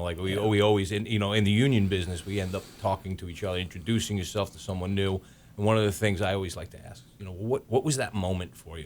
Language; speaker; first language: English; native; English